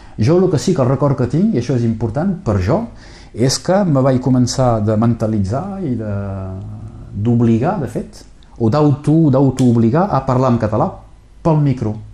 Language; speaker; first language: Catalan; non-native, local second language; French